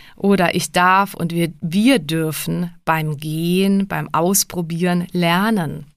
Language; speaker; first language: German; early bilingual, other home language; Czech